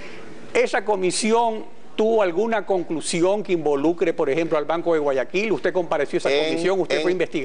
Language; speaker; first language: Spanish; native; Spanish